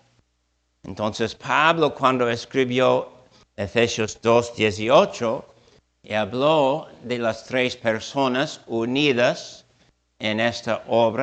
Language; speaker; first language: Spanish; non-native, fluent; English